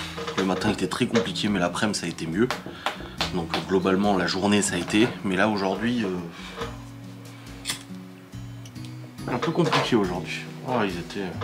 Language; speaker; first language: French; native; French